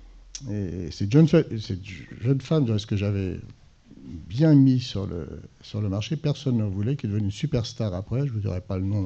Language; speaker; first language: French; native; French